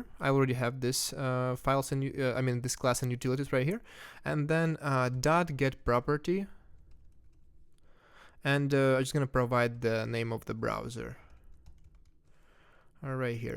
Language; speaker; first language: English; non-native, fluent; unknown